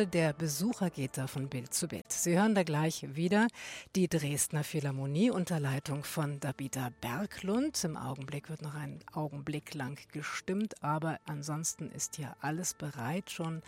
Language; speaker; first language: German; native; German